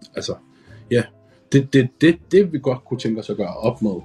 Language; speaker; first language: Danish; early bilingual, other home language; Arabic